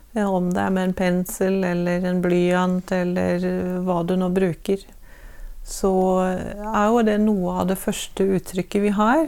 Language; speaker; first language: Norwegian; native; Norwegian